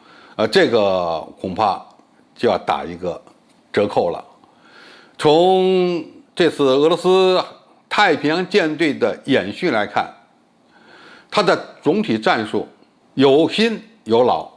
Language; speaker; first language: Chinese; native; Chinese